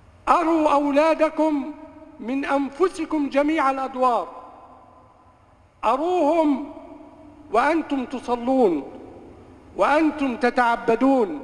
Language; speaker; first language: Arabic; native; Arabic